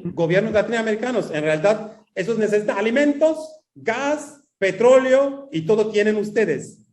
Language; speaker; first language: Spanish; non-native, fluent; Kurdish